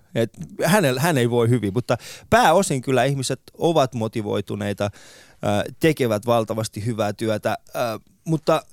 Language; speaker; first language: Finnish; non-native, fluent; Persian